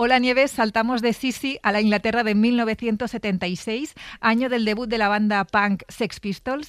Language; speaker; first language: Spanish; native; Spanish